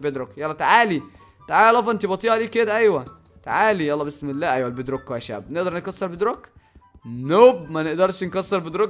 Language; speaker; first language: Arabic; native; Arabic